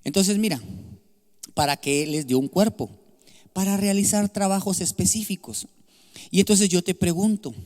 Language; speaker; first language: Spanish; native; Spanish